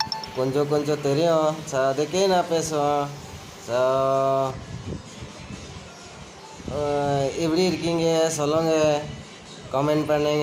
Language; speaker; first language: Tamil; non-native, learner; Assamese